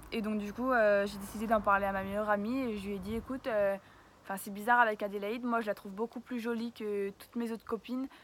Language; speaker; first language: French; native; French